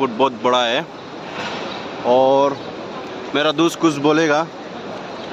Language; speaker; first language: Hindi; non-native, local second language; Assamese